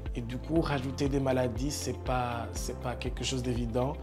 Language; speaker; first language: French; non-native, local second language; Rundi